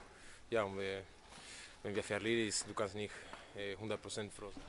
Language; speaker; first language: German; non-native, fluent; Spanish